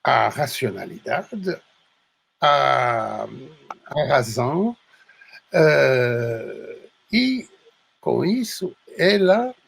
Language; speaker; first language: Portuguese; non-native, fluent; French